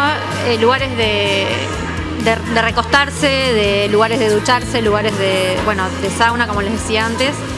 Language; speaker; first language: Spanish; native; Spanish